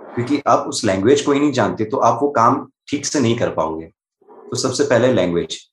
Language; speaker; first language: Hindi; non-native, local second language; Gujarati